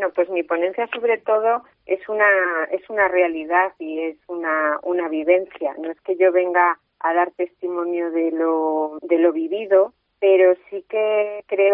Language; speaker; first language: Spanish; native; Spanish